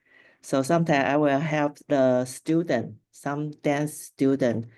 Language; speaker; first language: English; non-native, local second language; Chinese